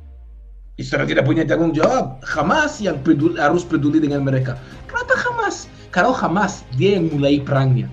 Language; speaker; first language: Indonesian; non-native, fluent; Hebrew